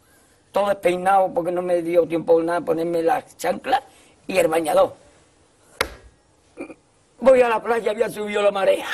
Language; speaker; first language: Spanish; native; Spanish